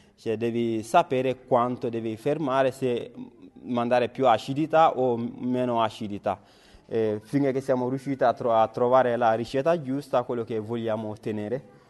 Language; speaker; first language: Italian; non-native, learner; Bambara